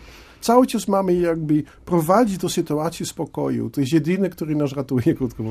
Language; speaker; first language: Polish; non-native, fluent; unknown